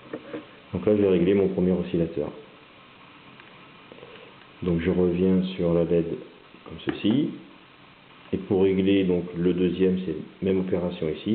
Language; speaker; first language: French; native; French